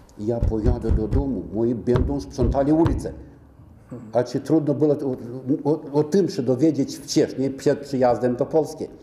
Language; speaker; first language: Polish; non-native, fluent; Romanian